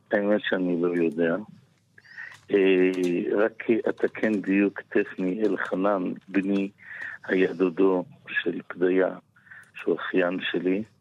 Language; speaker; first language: Hebrew; native; Hebrew